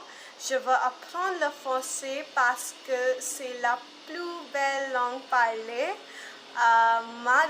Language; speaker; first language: French; non-native, learner; Hindi